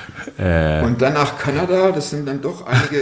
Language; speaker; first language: German; native; German